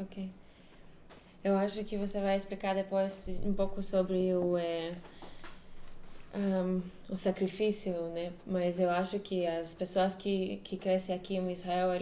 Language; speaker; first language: Portuguese; non-native, fluent; Hebrew